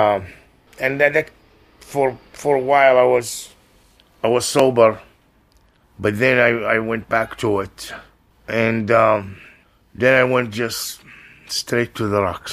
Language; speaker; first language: English; non-native, fluent; Arabic